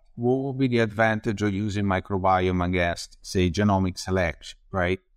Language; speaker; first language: English; non-native, fluent; Italian